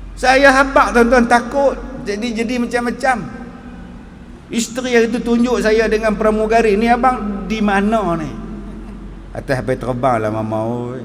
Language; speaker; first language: Malay; native; Malay